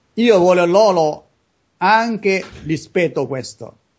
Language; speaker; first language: Italian; non-native, learner; Chinese